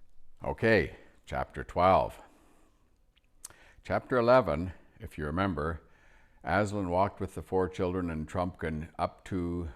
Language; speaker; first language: English; native; English